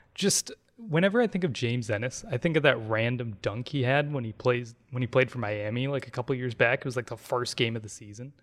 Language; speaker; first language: English; native; English